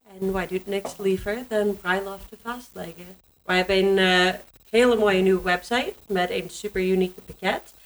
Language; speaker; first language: Dutch; non-native, learner; English